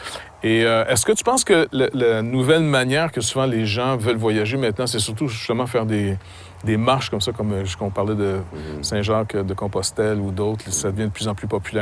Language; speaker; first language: French; native; French